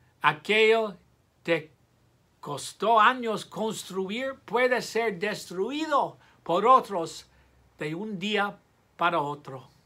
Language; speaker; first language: Spanish; non-native, fluent; English